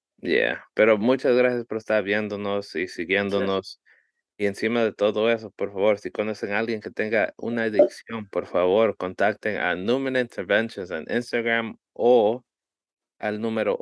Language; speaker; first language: Spanish; early bilingual, heritage; Spanish